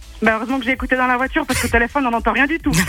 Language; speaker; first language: French; native; French